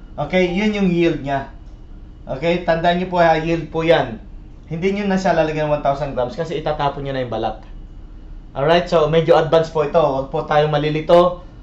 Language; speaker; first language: Filipino; non-native, local second language; Cebuano